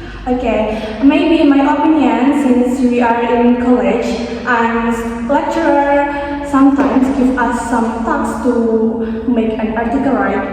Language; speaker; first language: English; non-native, fluent; Indonesian